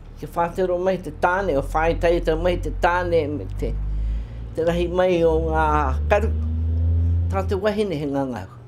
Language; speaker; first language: Māori; native; Māori